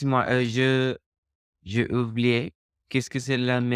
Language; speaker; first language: French; non-native, learner; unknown